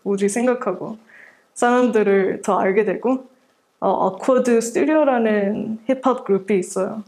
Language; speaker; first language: Korean; early bilingual, heritage; English